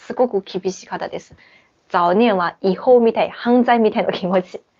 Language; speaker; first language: Japanese; non-native, fluent; Chinese